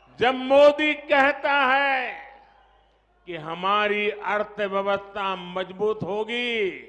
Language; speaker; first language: Hindi; non-native, local second language; Gujarati